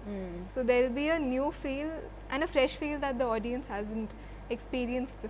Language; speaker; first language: Telugu; non-native, local second language; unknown